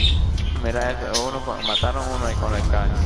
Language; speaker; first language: Spanish; native; Spanish